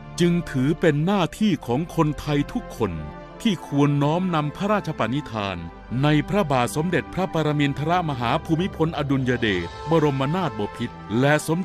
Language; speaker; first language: Thai; native; Thai